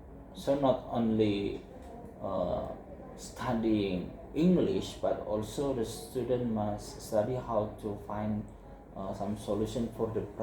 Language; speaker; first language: English; non-native, learner; Indonesian